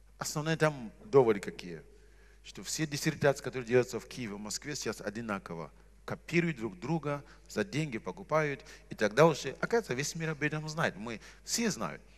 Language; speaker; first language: Russian; non-native, fluent; Shona